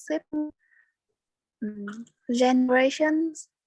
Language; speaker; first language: English; non-native, learner; Vietnamese